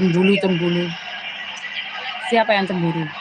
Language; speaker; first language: Indonesian; native; Indonesian